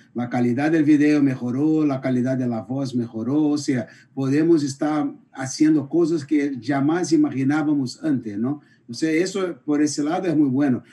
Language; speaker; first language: Spanish; non-native, fluent; Portuguese